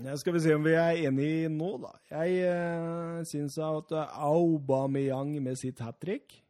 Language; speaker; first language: Norwegian; native; Norwegian